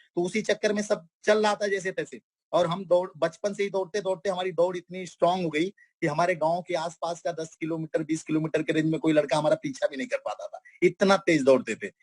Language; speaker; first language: Hindi; non-native, local second language; Bhojpuri